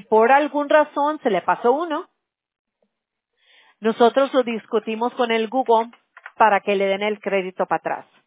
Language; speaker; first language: Spanish; early bilingual, heritage; Spanish